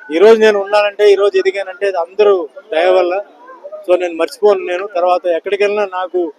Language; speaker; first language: Telugu; non-native, fluent; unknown